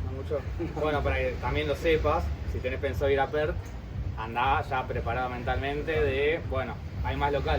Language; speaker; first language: Spanish; native; Spanish